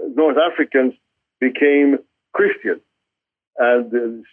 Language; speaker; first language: English; non-native, fluent; Spanish